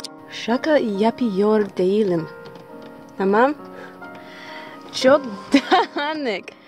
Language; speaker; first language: Turkish; non-native, learner; English